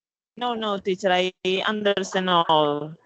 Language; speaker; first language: English; non-native, learner; Spanish